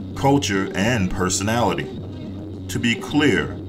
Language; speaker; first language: English; native; English